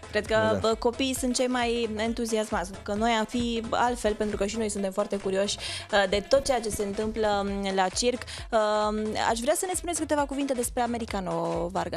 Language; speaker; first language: Romanian; native; Romanian